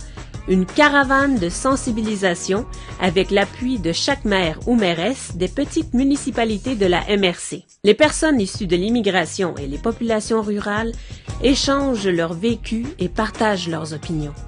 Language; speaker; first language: French; native; French